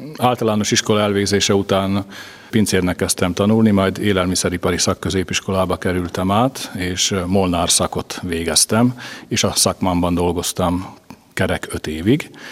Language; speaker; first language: Hungarian; native; Hungarian